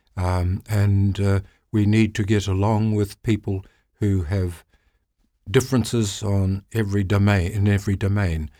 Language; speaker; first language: English; native; English